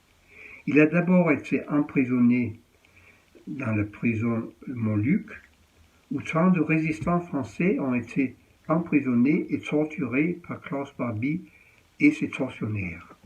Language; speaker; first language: French; early bilingual, heritage; French